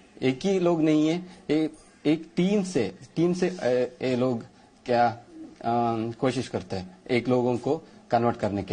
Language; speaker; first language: Hindi; non-native, local second language; Malayalam